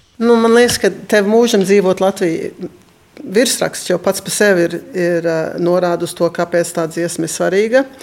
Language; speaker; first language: Latvian; early bilingual, heritage; Latvian